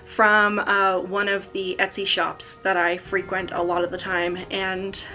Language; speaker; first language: English; native; English